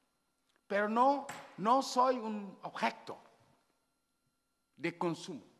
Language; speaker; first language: Spanish; non-native, learner; Wolof